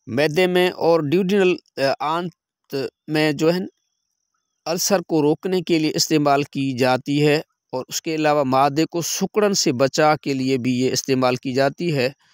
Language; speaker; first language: Urdu; non-native, local second language; Sindhi